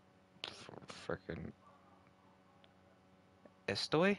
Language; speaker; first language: Spanish; non-native, learner; English